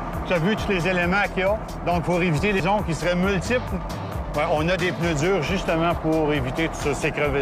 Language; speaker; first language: French; native; French